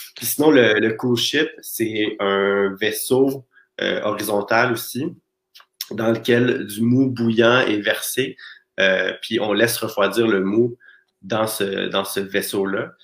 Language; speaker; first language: French; native; French